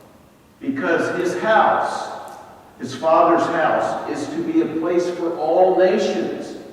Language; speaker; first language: English; native; English